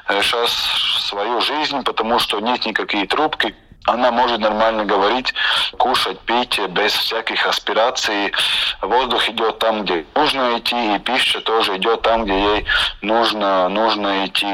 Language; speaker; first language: Russian; non-native, local second language; Latvian